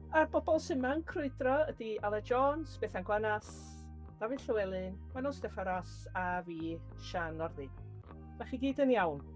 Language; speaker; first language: Welsh; native; Welsh